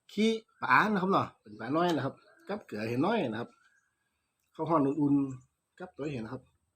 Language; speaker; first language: Thai; native; Thai